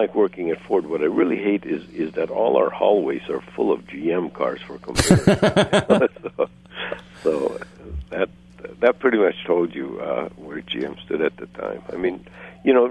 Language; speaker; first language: English; non-native, fluent; Hungarian